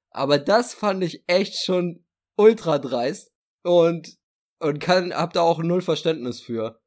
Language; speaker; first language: German; native; German